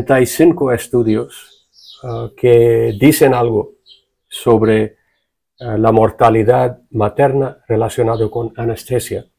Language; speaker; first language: Spanish; non-native, fluent; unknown